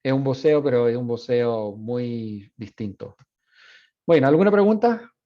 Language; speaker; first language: Spanish; non-native, fluent; English